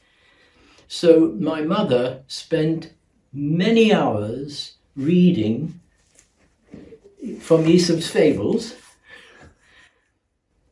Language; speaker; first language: English; non-native, local second language; Gujarati